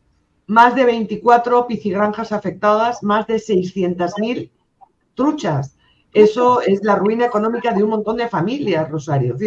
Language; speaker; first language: Spanish; native; Spanish